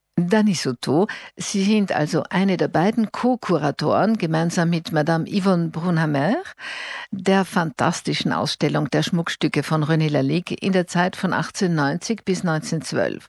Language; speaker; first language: German; native; German